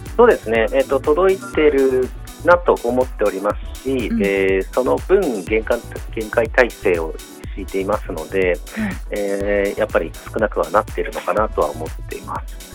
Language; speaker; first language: Japanese; native; Japanese